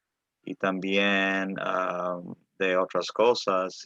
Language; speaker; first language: Spanish; early bilingual, other home language; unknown